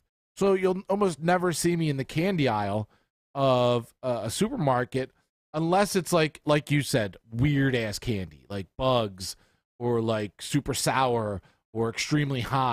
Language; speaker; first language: English; native; English